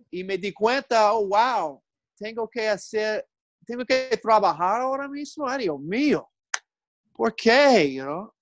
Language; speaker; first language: Spanish; non-native, learner; English